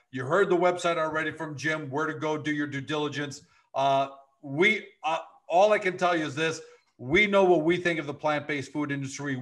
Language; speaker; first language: English; native; English